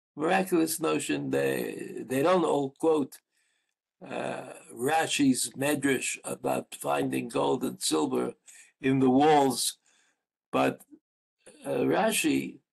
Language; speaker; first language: English; native; English